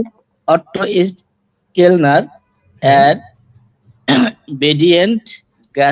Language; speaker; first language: German; non-native, learner; Bangla